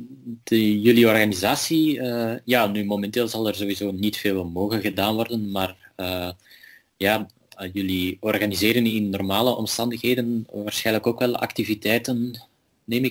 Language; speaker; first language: Dutch; native; Dutch